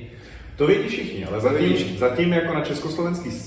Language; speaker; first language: Czech; native; Czech